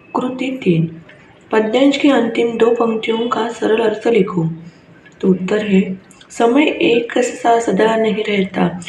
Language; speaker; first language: Hindi; non-native, local second language; Marathi